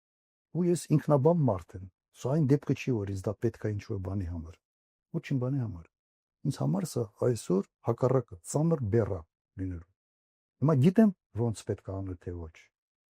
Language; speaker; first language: Armenian; native; Armenian